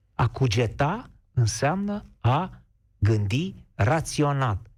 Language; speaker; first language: Romanian; native; Romanian